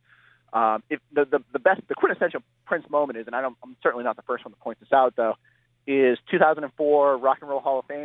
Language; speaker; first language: English; native; English